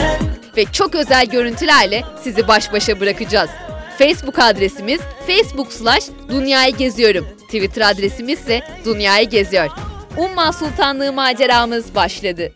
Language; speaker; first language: Turkish; native; Turkish